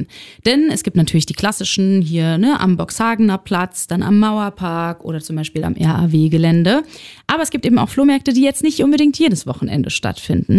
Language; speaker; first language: German; native; German